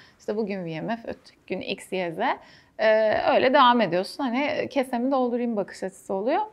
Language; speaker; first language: Turkish; native; Turkish